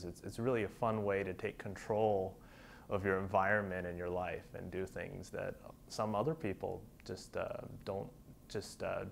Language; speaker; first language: English; native; English